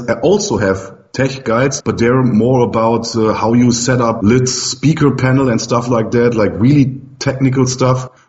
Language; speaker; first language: English; non-native, fluent; German